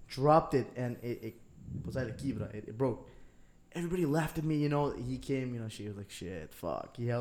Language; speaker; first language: English; non-native, fluent; Papiamento